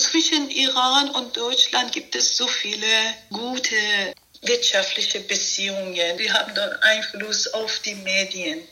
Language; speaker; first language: German; non-native, fluent; Persian